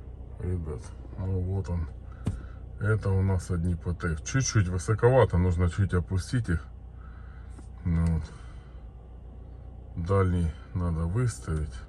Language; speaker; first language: Russian; native; Russian